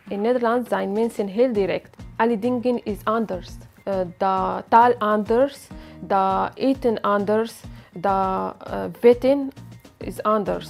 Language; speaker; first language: Dutch; non-native, learner; Arabic